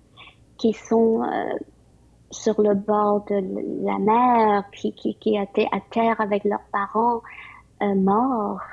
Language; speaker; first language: French; early bilingual, other home language; Vietnamese